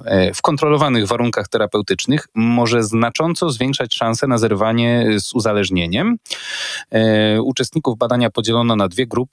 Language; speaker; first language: Polish; native; Polish